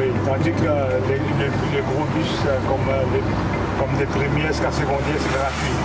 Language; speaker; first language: French; non-native, local second language; Morisyen